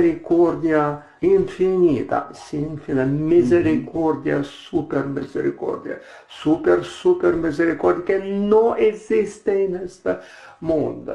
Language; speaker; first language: Spanish; non-native, learner; Russian